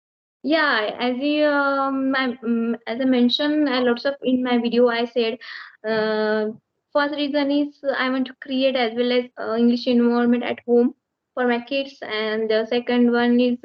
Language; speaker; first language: English; non-native, learner; Marathi